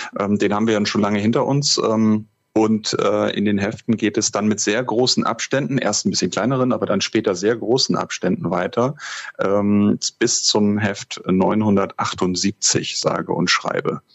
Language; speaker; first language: German; native; German